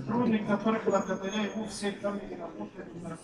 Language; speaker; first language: Russian; non-native, learner; Tajik